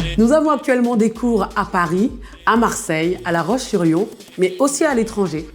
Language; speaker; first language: French; early bilingual, other home language; Bambara